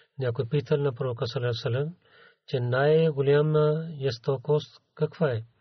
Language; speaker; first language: Bulgarian; non-native, learner; Urdu